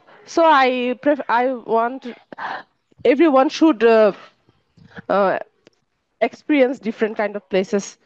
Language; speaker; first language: English; non-native, learner; Bangla